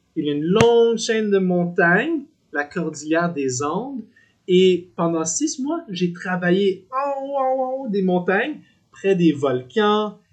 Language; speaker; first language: French; native; French